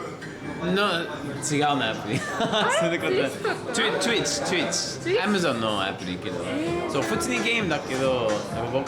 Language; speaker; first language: Japanese; non-native, learner; English